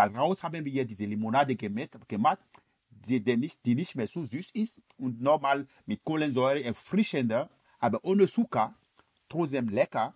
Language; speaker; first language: German; non-native, fluent; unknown